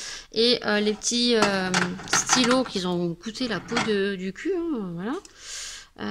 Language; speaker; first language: French; native; French